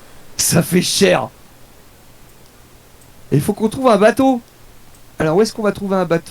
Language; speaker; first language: French; native; French